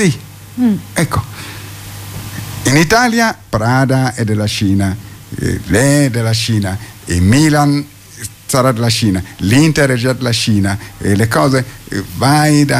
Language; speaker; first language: Italian; non-native, fluent; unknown